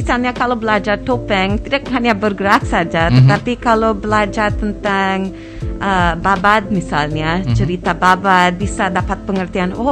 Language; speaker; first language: Indonesian; non-native, fluent; English